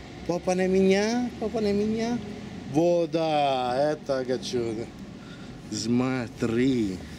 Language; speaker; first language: Russian; non-native, learner; Italian